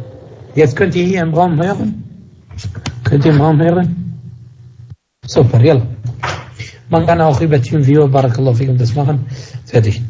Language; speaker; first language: German; non-native, fluent; Arabic